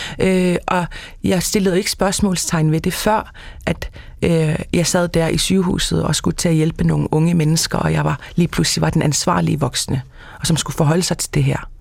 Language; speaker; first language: Danish; non-native, local second language; Kalaallisut